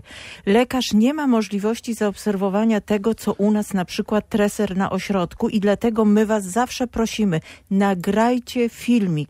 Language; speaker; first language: Polish; native; Polish